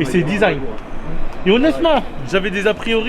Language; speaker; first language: French; native; French